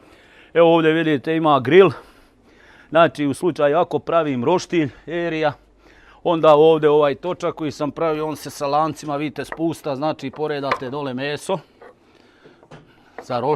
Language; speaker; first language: Bosnian; native; Bosnian